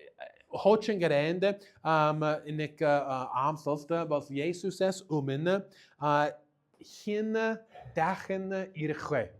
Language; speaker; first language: Mongolian; non-native, learner; English